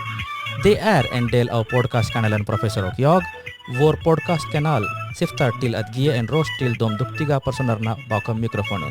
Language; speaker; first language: Swedish; non-native, fluent; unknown